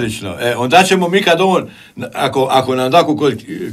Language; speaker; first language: Croatian; native; Croatian